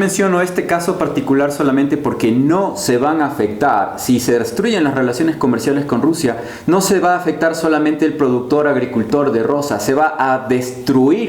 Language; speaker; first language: Spanish; native; Spanish